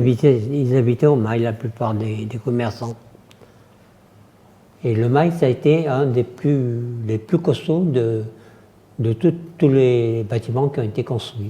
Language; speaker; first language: French; native; French